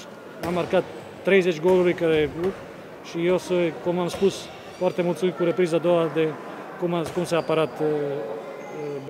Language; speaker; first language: Romanian; non-native, fluent; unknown